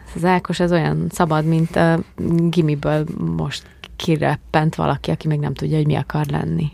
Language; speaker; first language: Hungarian; native; Hungarian